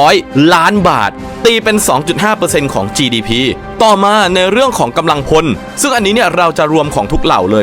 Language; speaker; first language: Thai; native; Thai